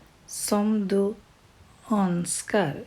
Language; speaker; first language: Swedish; non-native, fluent; Urdu